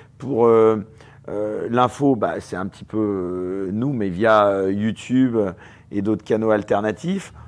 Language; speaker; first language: French; native; French